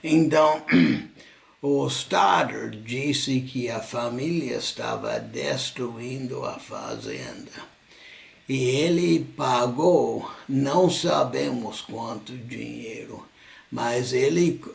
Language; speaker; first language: Portuguese; non-native, fluent; English